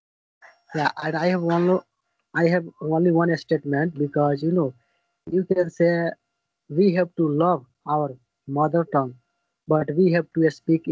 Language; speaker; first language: English; non-native, learner; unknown